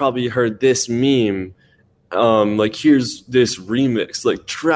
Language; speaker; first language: English; native; English